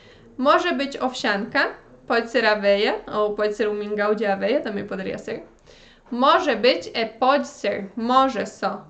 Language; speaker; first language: Portuguese; non-native, fluent; Polish